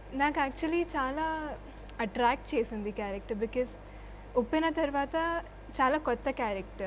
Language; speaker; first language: Telugu; non-native, local second language; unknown